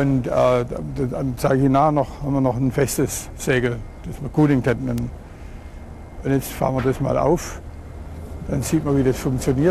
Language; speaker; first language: German; native; German